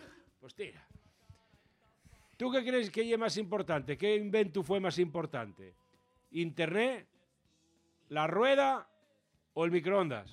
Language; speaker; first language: Spanish; native; Spanish